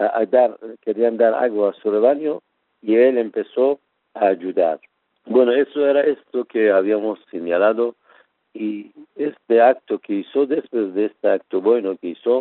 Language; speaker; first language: Spanish; non-native, fluent; Persian